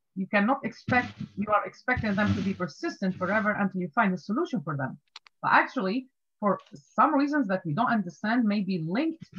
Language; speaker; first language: English; non-native, fluent; Arabic